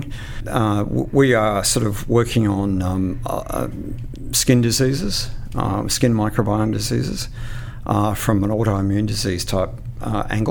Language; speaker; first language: English; native; English